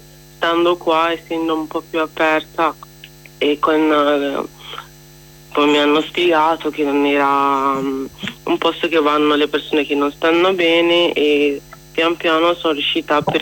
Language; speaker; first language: Italian; non-native, fluent; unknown